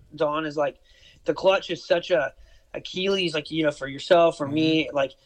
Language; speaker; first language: English; native; English